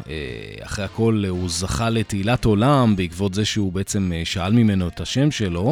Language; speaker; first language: Hebrew; native; Hebrew